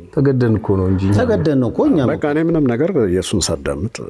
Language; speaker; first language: Amharic; native; Amharic